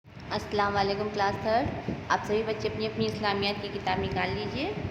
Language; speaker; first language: Urdu; native; Urdu